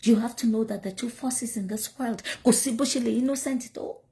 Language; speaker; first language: English; non-native, local second language; Yoruba